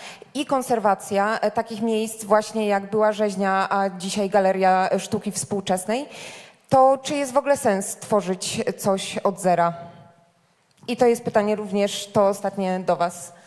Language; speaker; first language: Polish; native; Polish